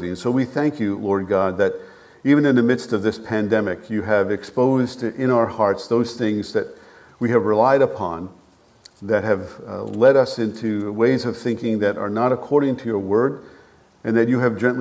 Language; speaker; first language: English; native; English